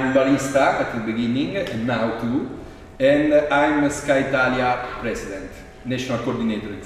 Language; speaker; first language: English; non-native, fluent; Italian